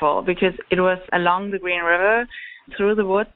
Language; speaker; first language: English; non-native, fluent; German